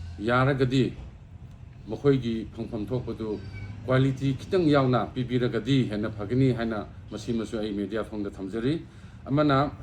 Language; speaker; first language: Manipuri; non-native, local second language; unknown